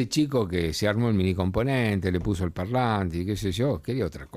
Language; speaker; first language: Spanish; native; Spanish